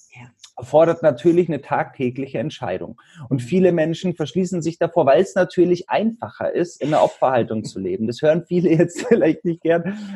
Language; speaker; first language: German; native; German